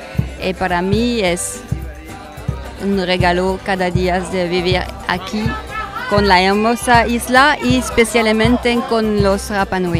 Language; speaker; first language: Spanish; non-native, learner; French